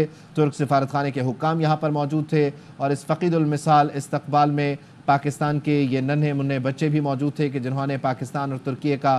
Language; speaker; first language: Urdu; native; Urdu